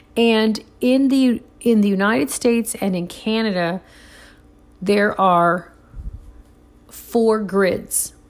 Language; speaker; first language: English; early bilingual, other home language; Spanish